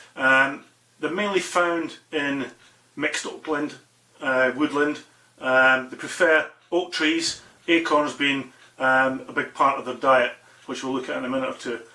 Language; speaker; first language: English; native; English